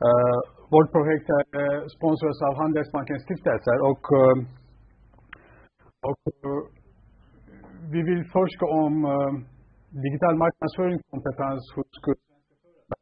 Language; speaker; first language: Swedish; non-native, fluent; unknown